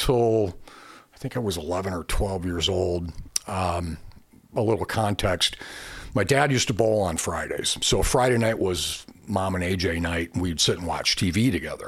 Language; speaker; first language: English; native; English